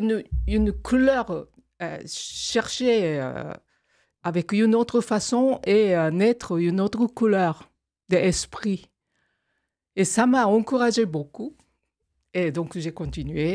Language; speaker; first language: French; non-native, fluent; Japanese